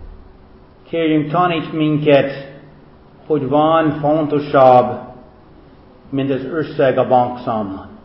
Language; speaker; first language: Hungarian; non-native, fluent; English